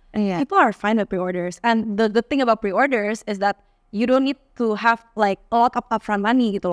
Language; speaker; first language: English; non-native, fluent; Indonesian